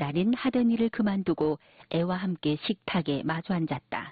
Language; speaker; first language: Korean; native; Korean